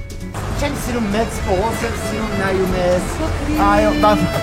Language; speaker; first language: Armenian; non-native, learner; French